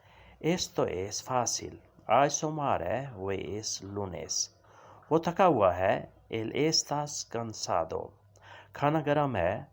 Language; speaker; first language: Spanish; non-native, learner; Urdu